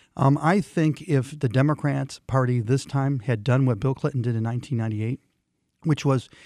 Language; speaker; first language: English; non-native, fluent; Swedish